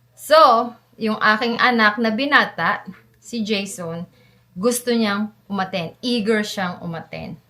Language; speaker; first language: Filipino; native; Filipino